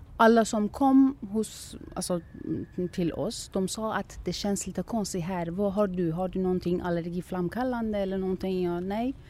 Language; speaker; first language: Swedish; non-native, fluent; Persian